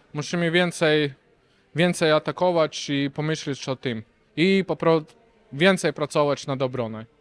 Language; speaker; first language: Polish; non-native, learner; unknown